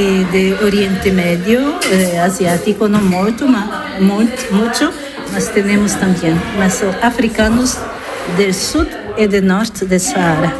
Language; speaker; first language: Spanish; non-native, fluent; Italian